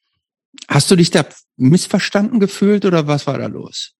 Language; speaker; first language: German; native; German